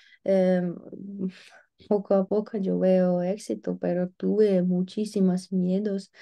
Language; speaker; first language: Spanish; non-native, learner; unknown